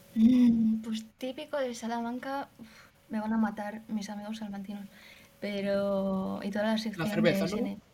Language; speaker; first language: Spanish; non-native, fluent; Hungarian